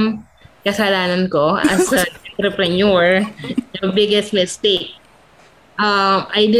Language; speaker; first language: English; non-native, local second language; Filipino